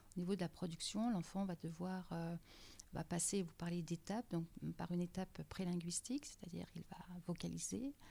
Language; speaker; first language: French; native; French